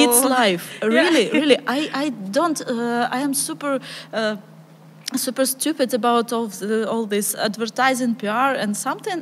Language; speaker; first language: English; non-native, learner; Ukrainian